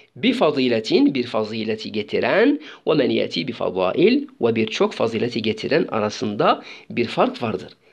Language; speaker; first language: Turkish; non-native, fluent; Arabic